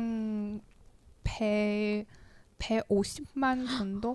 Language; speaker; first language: Korean; non-native, learner; Chinese